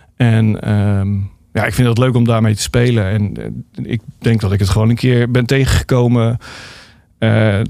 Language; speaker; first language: Dutch; native; Dutch